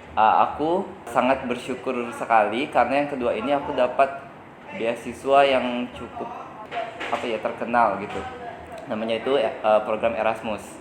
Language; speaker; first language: Indonesian; native; Indonesian